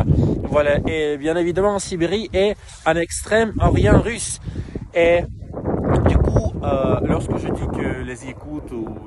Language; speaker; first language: French; non-native, fluent; Russian